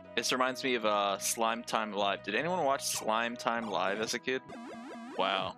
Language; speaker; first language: English; native; English